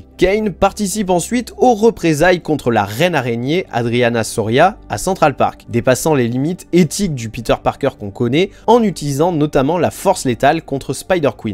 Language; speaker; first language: French; native; French